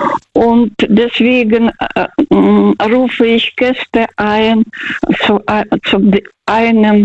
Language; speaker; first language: German; early bilingual, other home language; Russian